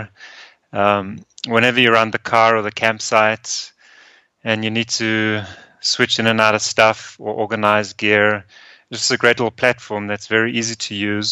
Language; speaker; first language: English; early bilingual, other home language; German